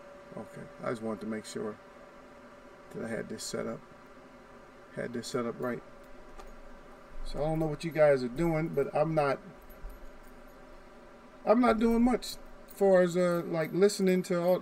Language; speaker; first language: English; native; English